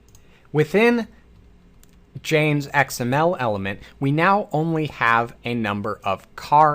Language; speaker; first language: English; native; English